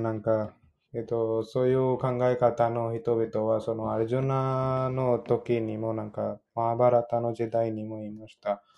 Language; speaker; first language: Japanese; non-native, learner; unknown